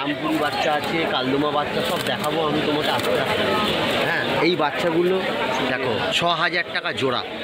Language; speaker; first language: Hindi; non-native, local second language; Bangla